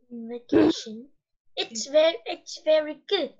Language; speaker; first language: English; non-native, learner; Vietnamese